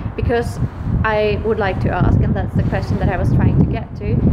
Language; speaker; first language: English; non-native, fluent; Czech